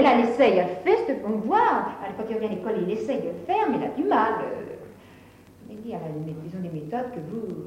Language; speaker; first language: French; native; French